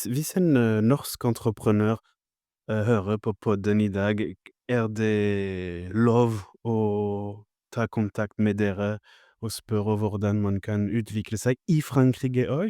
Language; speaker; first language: Norwegian; non-native, fluent; French